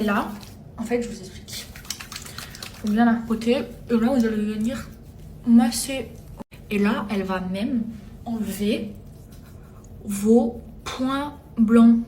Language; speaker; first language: French; native; French